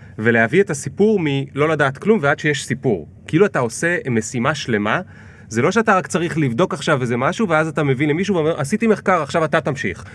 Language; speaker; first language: Hebrew; native; Hebrew